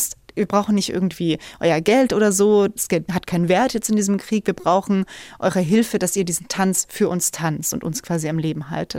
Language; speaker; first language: German; native; German